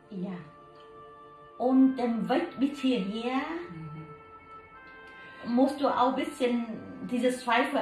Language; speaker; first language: German; non-native, learner; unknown